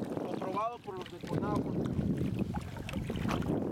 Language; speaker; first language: Spanish; native; Spanish